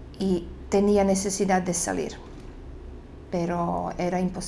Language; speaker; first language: Spanish; non-native, fluent; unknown